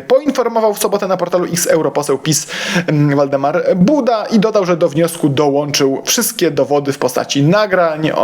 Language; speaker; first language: Polish; native; Polish